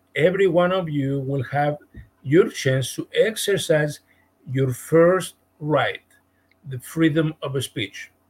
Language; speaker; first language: English; non-native, fluent; Spanish